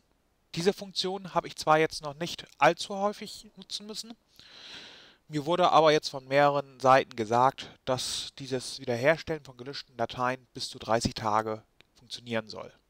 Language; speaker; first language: German; native; German